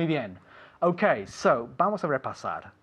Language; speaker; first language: Spanish; non-native, fluent; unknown